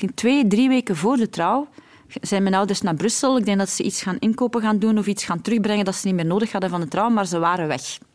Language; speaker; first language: Dutch; early bilingual, other home language; Arabic